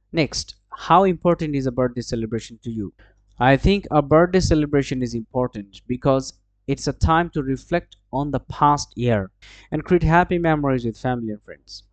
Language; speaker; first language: English; non-native, local second language; Bangla